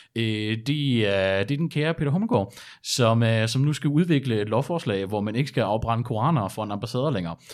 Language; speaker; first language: Danish; early bilingual, other home language; German